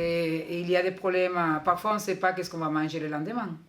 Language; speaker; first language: French; non-native, fluent; Spanish